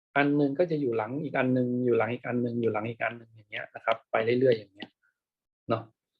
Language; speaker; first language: Thai; native; Thai